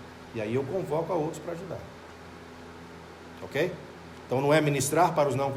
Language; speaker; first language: Portuguese; native; Portuguese